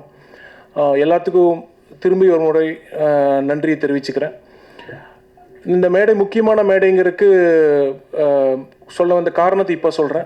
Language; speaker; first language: Tamil; native; Tamil